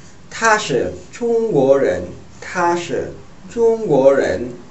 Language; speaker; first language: Chinese; non-native, learner; English